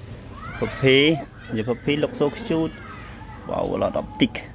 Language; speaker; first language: English; non-native, learner; Vietnamese